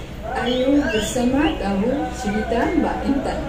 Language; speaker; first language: Indonesian; non-native, fluent; Arabic